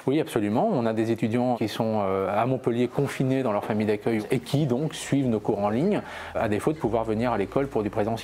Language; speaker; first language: French; native; French